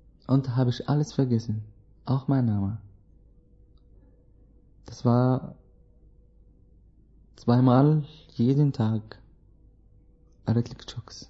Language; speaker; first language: German; non-native, learner; Arabic